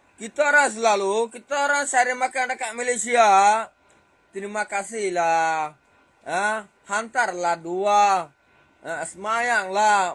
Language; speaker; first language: Malay; non-native, fluent; Rohingya